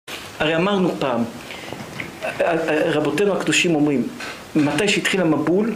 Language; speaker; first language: Hebrew; native; Hebrew